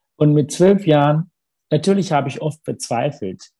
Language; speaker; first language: German; early bilingual, other home language; Tamil